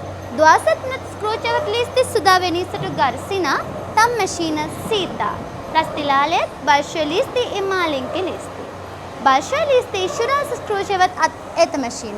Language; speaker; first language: Russian; non-native, learner; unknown